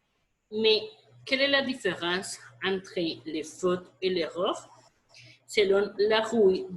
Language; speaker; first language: French; non-native, fluent; Spanish